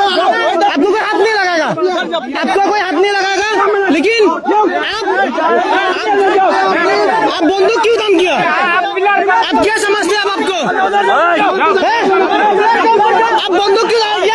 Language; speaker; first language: Hindi; non-native, learner; Bangla